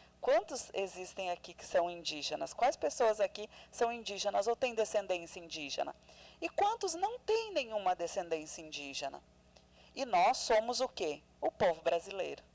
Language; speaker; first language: Portuguese; non-native, local second language; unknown